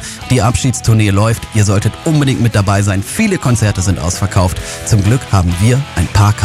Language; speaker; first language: German; native; German